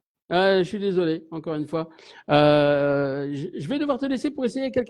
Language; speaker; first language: French; native; French